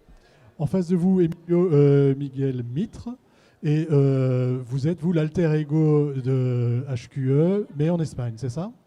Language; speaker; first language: French; native; French